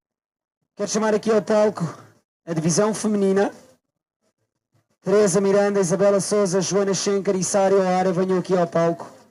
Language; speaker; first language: Portuguese; native; Portuguese